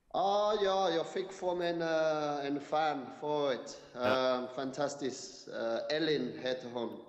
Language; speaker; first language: Swedish; non-native, fluent; English